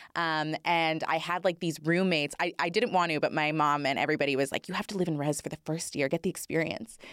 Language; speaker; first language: English; native; English